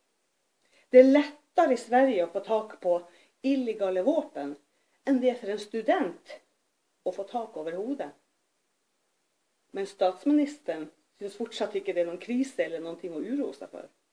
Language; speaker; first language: Norwegian; native; Norwegian